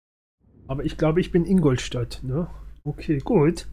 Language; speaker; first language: German; native; German